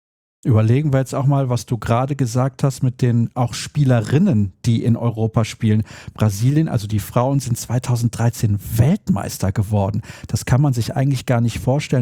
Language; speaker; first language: German; native; German